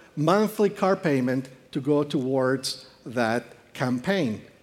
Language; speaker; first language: English; non-native, fluent; Spanish